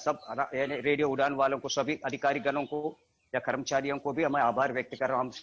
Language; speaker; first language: Hindi; non-native, local second language; Telugu